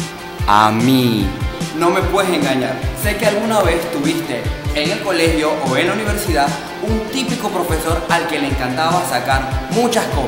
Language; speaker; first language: Spanish; native; Spanish